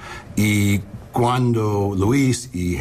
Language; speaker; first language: Spanish; early bilingual, heritage; English